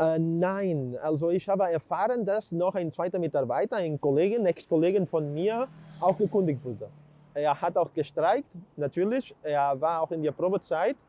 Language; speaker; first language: German; non-native, fluent; Catalan